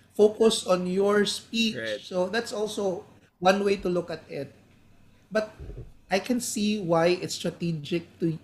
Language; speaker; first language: English; non-native, local second language; Hiligaynon